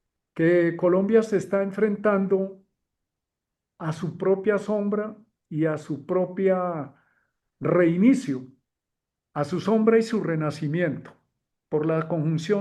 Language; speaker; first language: Spanish; native; Spanish